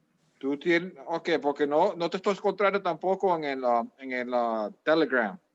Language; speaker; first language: Spanish; early bilingual, heritage; Spanish